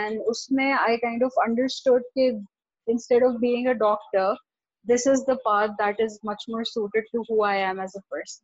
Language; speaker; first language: English; non-native, local second language; Urdu